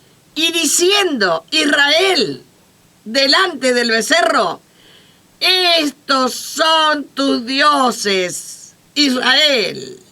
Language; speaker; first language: Spanish; native; Spanish